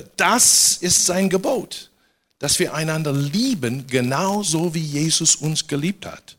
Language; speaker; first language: German; non-native, fluent; English